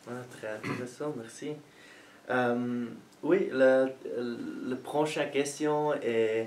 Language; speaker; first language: French; non-native, learner; German